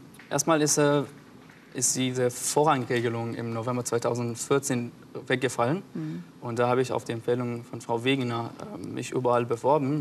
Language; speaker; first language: German; non-native, fluent; Persian